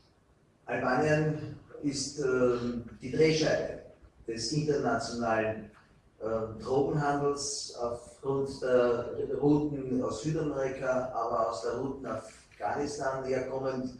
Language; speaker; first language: German; native; German